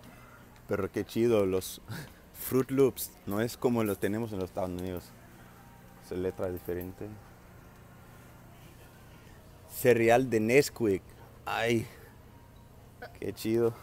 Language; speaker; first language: Spanish; non-native, learner; English